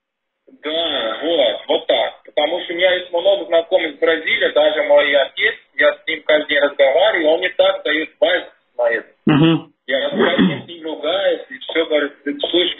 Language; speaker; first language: Russian; non-native, fluent; Portuguese